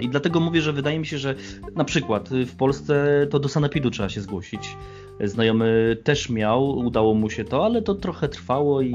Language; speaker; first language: Polish; native; Polish